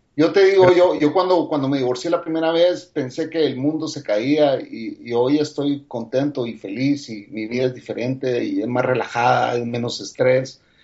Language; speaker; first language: Spanish; native; Spanish